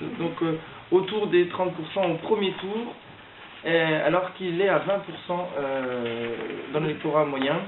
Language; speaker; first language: French; native; French